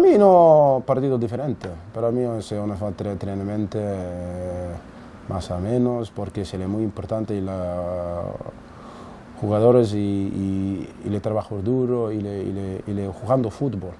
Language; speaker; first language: Spanish; non-native, learner; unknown